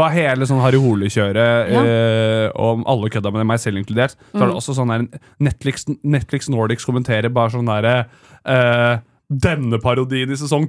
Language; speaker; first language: Norwegian; native; Norwegian